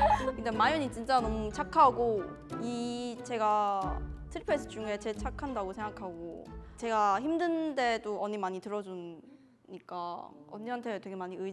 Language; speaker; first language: Korean; non-native, fluent; Chinese